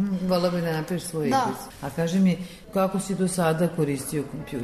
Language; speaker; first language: Serbian; native; Serbian